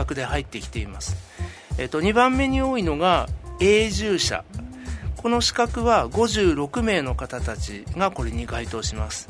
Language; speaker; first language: Japanese; native; Japanese